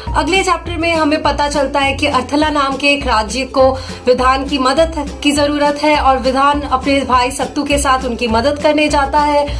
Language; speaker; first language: Hindi; non-native, local second language; Bangla